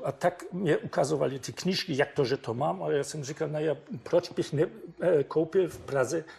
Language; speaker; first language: Czech; non-native, fluent; German